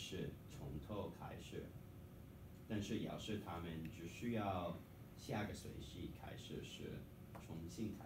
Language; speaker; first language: Chinese; non-native, learner; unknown